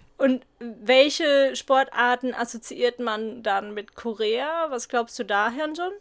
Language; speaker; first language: German; native; German